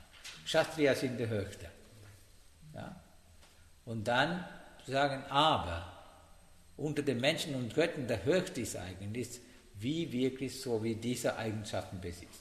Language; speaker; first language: German; non-native, learner; Sinhala